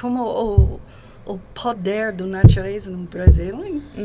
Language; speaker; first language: Portuguese; non-native, learner; English